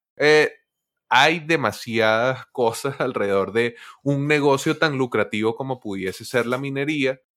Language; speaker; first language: Spanish; native; Spanish